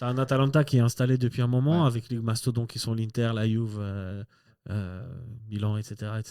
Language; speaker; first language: French; native; French